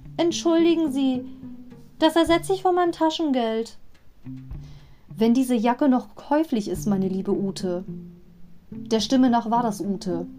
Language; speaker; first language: German; native; German